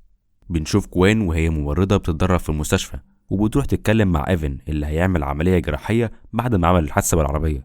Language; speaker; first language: Arabic; native; Arabic